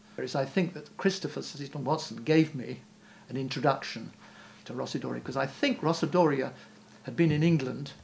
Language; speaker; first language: English; native; English